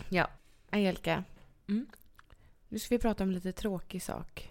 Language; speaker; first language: Swedish; native; Swedish